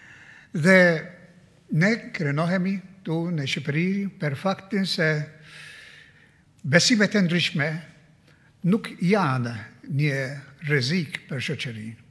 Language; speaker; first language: Albanian; non-native, fluent; Maltese